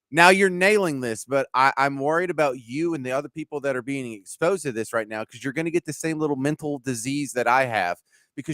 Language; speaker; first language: English; native; English